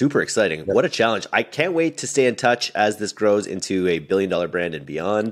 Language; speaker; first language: English; native; English